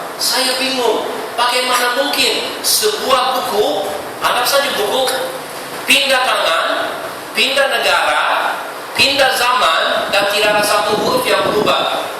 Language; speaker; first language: Indonesian; non-native, fluent; English